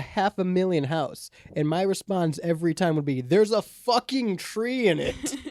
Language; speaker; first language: English; native; English